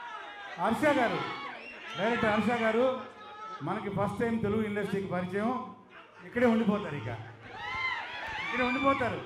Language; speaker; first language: Telugu; native; Telugu